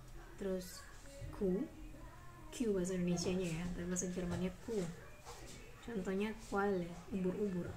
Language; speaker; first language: Indonesian; native; Indonesian